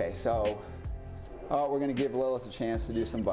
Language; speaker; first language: English; native; English